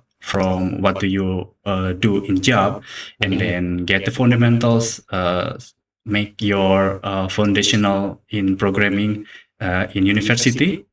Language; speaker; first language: English; non-native, learner; Indonesian